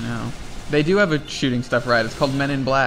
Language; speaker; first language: English; native; English